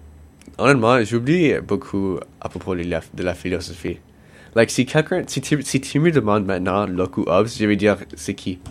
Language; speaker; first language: French; non-native, local second language; English